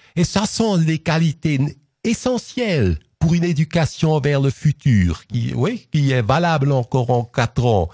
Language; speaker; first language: French; non-native, local second language; Swiss German